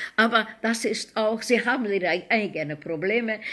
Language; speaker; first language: German; non-native, fluent; Hungarian